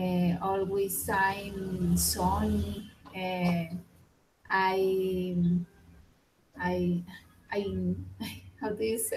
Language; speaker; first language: English; non-native, learner; Spanish